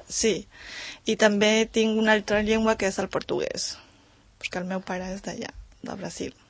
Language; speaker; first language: Catalan; non-native, learner; Spanish